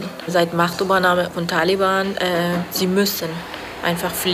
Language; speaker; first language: German; non-native, fluent; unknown